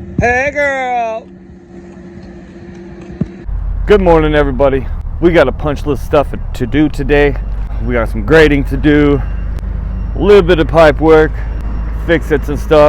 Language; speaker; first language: English; native; English